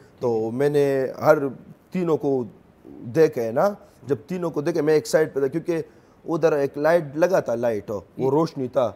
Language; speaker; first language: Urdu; non-native, local second language; Pashto